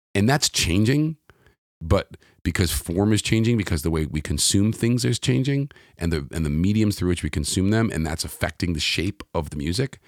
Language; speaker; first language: English; native; English